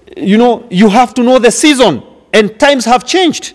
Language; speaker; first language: English; non-native, local second language; Swahili